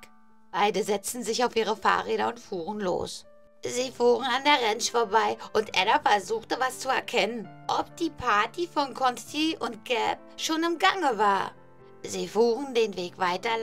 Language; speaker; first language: German; native; German